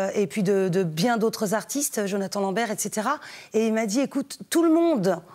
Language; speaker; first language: French; native; French